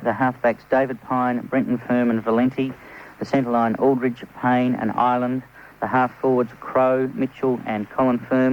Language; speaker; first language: English; native; English